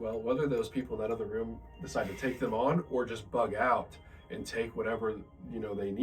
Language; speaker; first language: English; native; English